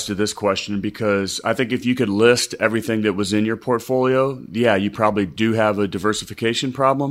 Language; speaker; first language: English; native; English